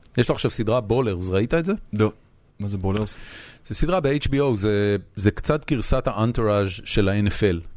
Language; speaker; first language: Hebrew; native; Hebrew